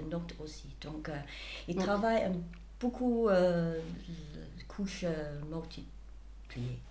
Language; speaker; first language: French; non-native, fluent; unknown